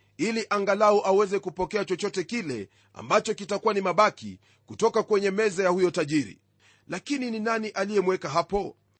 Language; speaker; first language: Swahili; non-native, local second language; Luyia